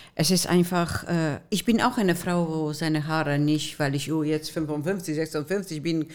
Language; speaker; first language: German; non-native, fluent; Polish